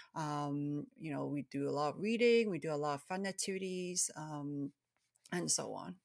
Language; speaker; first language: English; early bilingual, other home language; Cantonese